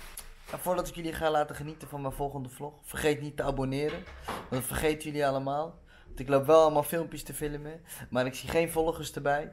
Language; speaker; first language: Dutch; native; Dutch